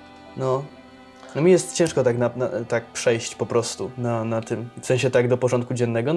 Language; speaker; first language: Polish; native; Polish